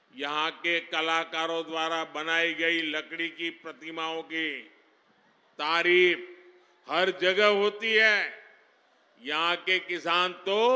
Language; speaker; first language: Hindi; non-native, local second language; Gujarati